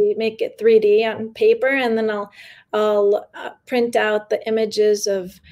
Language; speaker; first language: English; early bilingual, other home language; Spanish